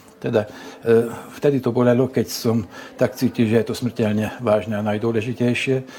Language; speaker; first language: Slovak; native; Slovak